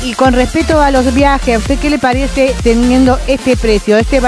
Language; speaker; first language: Spanish; native; Spanish